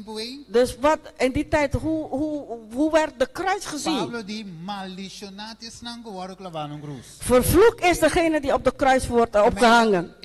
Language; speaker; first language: Dutch; non-native, local second language; Papiamento